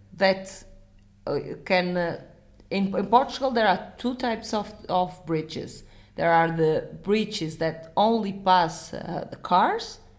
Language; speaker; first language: English; non-native, fluent; Portuguese